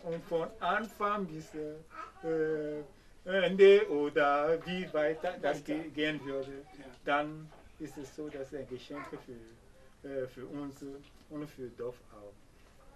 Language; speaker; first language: German; non-native, fluent; Ewe